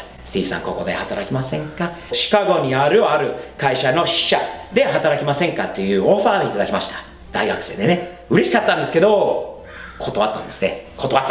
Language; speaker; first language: Japanese; non-native, fluent; English